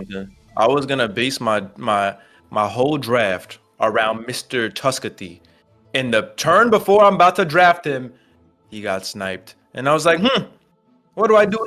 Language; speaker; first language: English; native; English